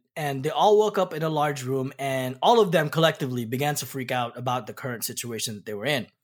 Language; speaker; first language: English; early bilingual, other home language; Pampanga